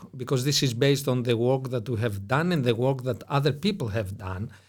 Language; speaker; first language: English; non-native, fluent; Greek